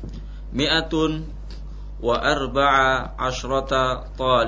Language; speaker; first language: Arabic; non-native, learner; Indonesian